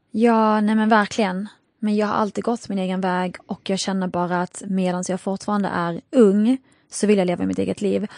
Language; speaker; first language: Swedish; early bilingual, other home language; Arabic